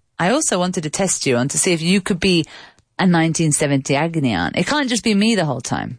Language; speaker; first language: English; native; English